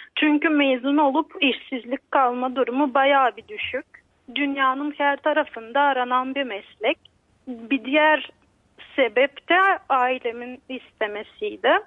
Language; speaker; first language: Turkish; native; Turkish